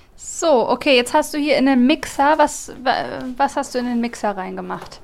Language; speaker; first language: German; native; German